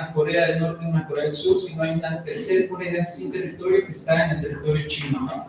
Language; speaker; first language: Spanish; native; Spanish